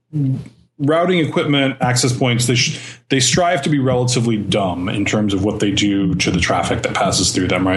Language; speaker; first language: English; native; English